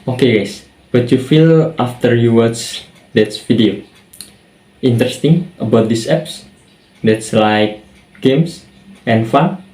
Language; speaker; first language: English; non-native, learner; Indonesian